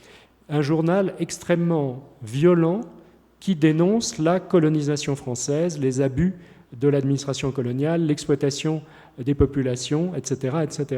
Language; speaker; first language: French; native; French